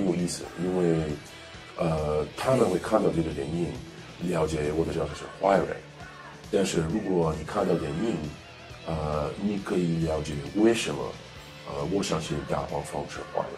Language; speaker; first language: Chinese; non-native, learner; English